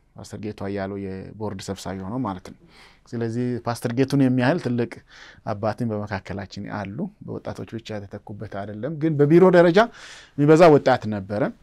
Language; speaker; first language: Amharic; non-native, local second language; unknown